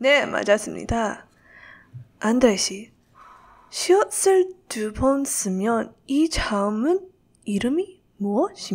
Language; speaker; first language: Korean; non-native, learner; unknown